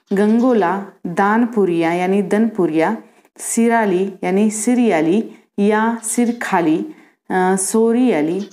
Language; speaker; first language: Hindi; non-native, local second language; Marathi